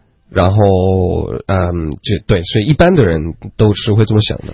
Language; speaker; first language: Chinese; native; Chinese